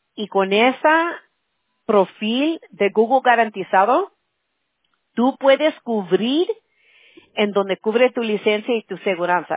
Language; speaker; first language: Spanish; early bilingual, heritage; Spanish